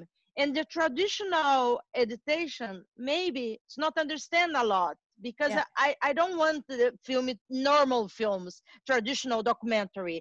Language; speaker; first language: English; non-native, learner; Portuguese